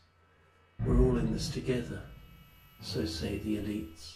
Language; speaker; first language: English; native; English